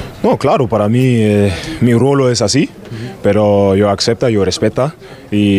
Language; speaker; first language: Spanish; non-native, learner; German